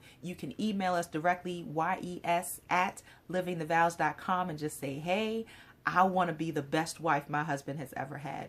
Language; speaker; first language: English; native; English